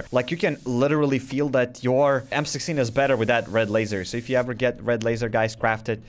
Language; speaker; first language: English; non-native, fluent; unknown